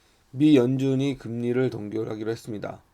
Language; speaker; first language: Korean; native; Korean